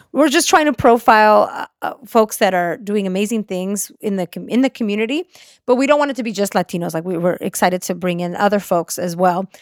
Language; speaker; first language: English; early bilingual, other home language; Spanish